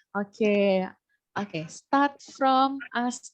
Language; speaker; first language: English; non-native, fluent; Indonesian